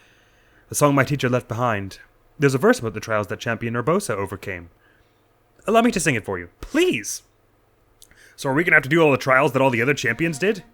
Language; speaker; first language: English; native; English